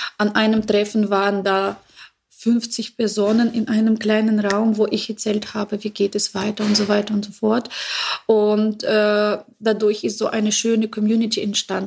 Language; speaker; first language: German; non-native, learner; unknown